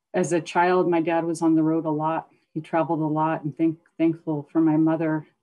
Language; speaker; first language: English; native; English